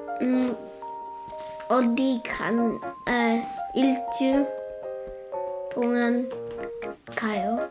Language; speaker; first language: Korean; early bilingual, heritage; English